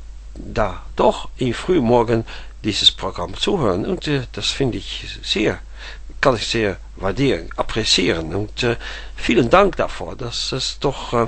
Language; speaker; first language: German; non-native, fluent; Dutch